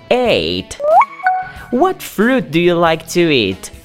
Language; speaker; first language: English; non-native, fluent; Portuguese